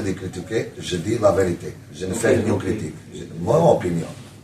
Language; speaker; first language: French; non-native, learner; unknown